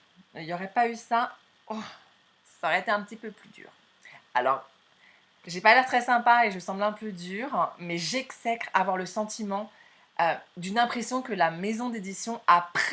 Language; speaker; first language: French; native; French